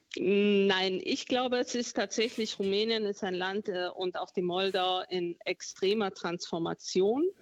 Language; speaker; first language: German; early bilingual, other home language; Romanian